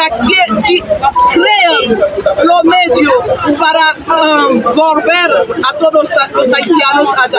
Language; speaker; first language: Spanish; non-native, fluent; Haitian Creole